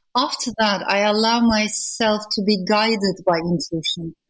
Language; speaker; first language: English; non-native, fluent; Turkish